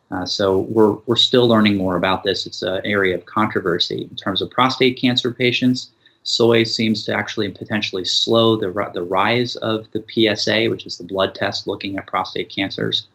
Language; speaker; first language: English; native; English